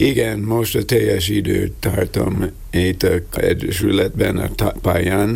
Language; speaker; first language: Hungarian; non-native, learner; English